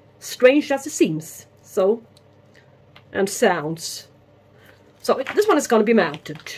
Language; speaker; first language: English; non-native, fluent; Swedish